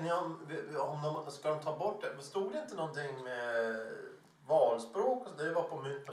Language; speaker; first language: Swedish; native; Swedish